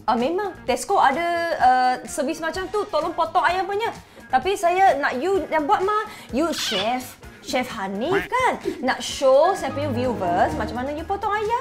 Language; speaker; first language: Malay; non-native, local second language; Cantonese